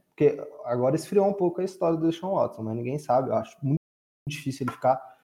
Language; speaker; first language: Portuguese; native; Portuguese